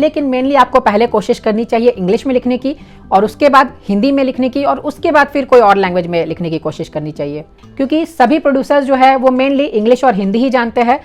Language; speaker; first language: Hindi; native; Hindi